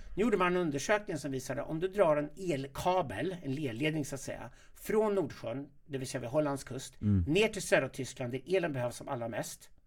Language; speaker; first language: Swedish; native; Swedish